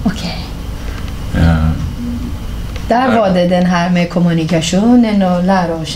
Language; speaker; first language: Swedish; non-native, fluent; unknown